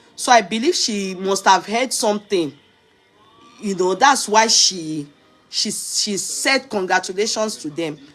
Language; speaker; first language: English; non-native, local second language; Yoruba